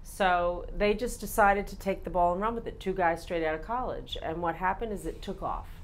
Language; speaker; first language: English; native; English